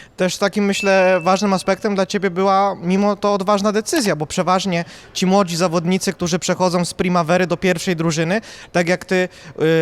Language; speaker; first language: Polish; native; Polish